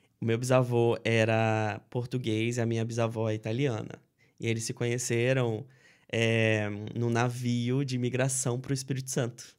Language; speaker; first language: Portuguese; native; Portuguese